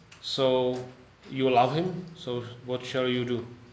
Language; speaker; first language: English; non-native, fluent; Czech